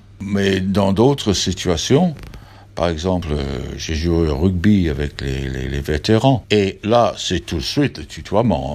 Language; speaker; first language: French; non-native, fluent; English